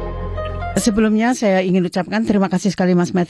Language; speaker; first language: Indonesian; native; Indonesian